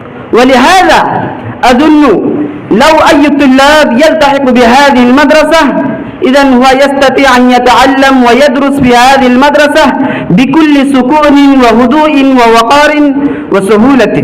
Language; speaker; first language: Arabic; non-native, learner; Bangla